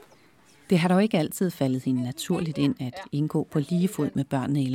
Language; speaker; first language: Danish; native; Danish